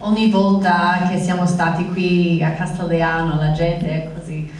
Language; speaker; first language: Italian; non-native, fluent; English